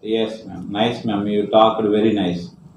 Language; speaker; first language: English; non-native, local second language; Telugu